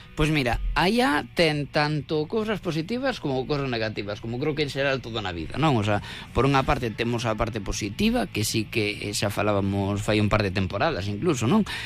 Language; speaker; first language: Galician; non-native, local second language; Spanish